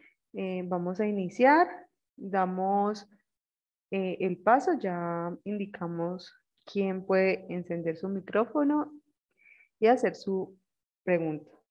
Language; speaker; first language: Spanish; native; Spanish